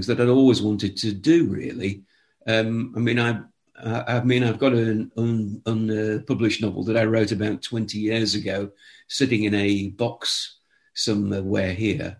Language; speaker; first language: English; native; English